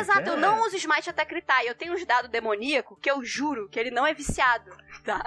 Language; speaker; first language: Portuguese; native; Portuguese